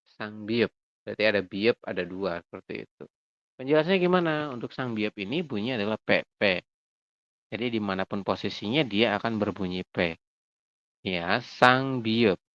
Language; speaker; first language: Indonesian; native; Indonesian